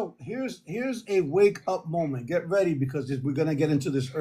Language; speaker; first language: English; native; English